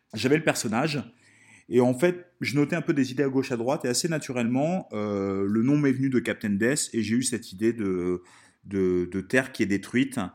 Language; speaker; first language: French; early bilingual, other home language; Italian